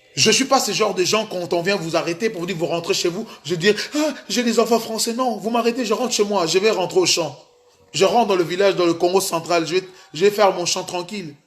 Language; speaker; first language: French; non-native, local second language; Lingala